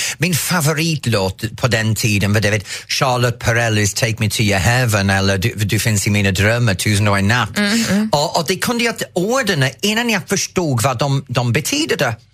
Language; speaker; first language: Swedish; non-native, fluent; English